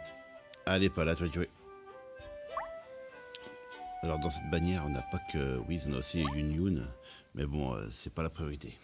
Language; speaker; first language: French; native; French